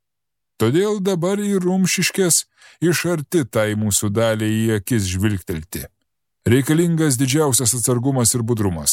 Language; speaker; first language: Lithuanian; native; Lithuanian